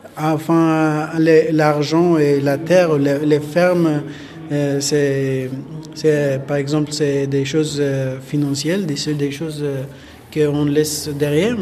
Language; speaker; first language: French; non-native, learner; Persian